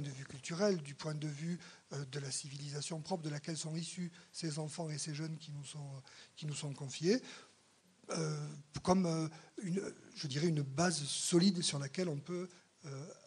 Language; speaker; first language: French; native; French